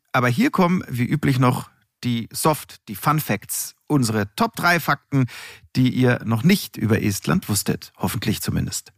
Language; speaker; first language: German; native; German